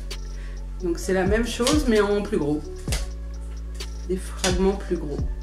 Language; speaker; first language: French; native; French